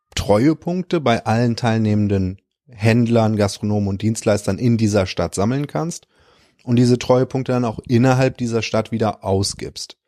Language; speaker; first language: German; native; German